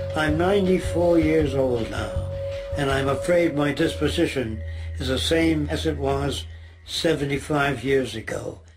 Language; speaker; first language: English; native; English